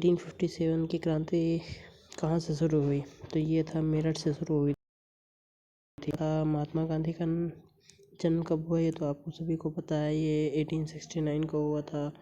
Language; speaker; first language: Hindi; native; Hindi